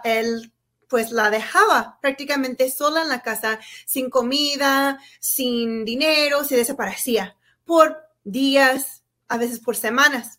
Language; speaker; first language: Spanish; non-native, fluent; English